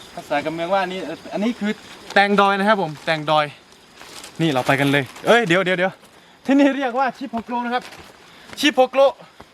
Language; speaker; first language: Thai; non-native, local second language; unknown